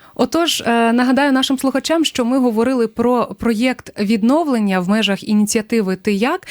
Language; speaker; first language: Ukrainian; native; Ukrainian